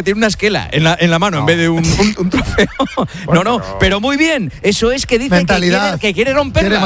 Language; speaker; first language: Spanish; native; Spanish